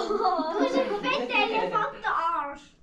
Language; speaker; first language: German; early bilingual, other home language; Korean